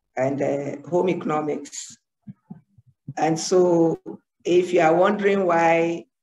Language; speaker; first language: English; non-native, local second language; Ewe